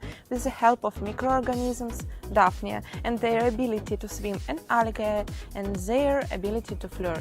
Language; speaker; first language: English; non-native, fluent; Ukrainian